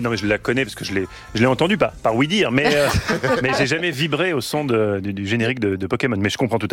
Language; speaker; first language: French; native; French